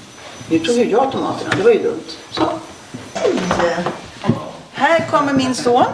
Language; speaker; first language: Swedish; native; Swedish